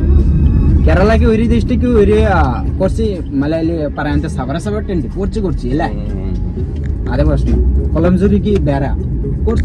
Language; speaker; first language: Malayalam; non-native, learner; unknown